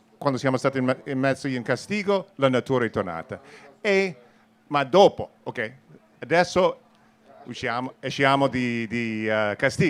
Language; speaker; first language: Italian; non-native, learner; English